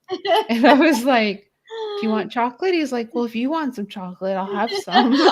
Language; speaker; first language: English; native; English